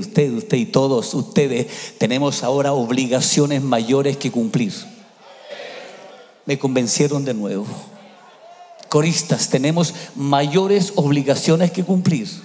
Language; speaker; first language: Spanish; native; Spanish